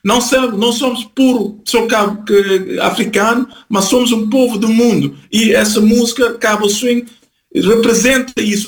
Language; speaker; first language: Portuguese; non-native, fluent; Kabuverdianu